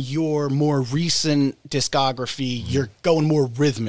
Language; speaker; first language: English; native; English